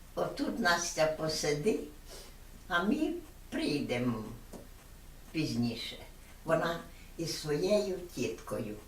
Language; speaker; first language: Ukrainian; native; Ukrainian